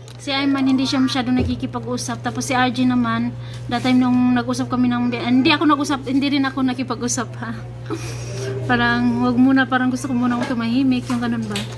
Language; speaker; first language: Filipino; non-native, local second language; Cebuano